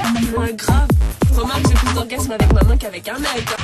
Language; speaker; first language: French; native; French